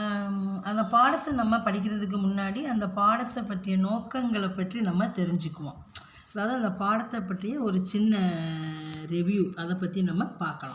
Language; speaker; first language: Tamil; native; Tamil